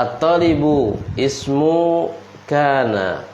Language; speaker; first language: Arabic; non-native, fluent; Indonesian